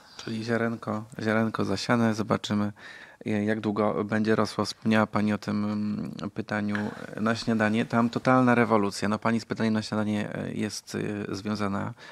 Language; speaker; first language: Polish; native; Polish